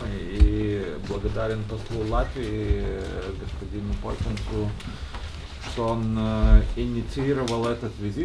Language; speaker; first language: Russian; non-native, fluent; Lithuanian